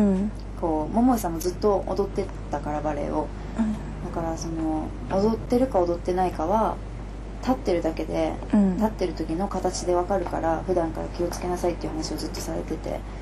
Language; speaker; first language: Japanese; native; Japanese